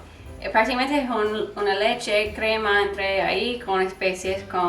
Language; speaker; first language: Spanish; non-native, learner; English